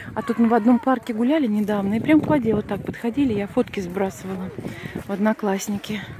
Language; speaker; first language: Russian; native; Russian